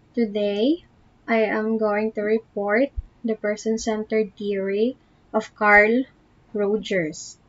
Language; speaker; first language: English; non-native, local second language; Filipino